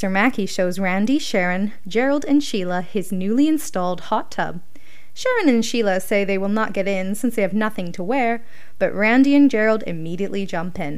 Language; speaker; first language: English; native; English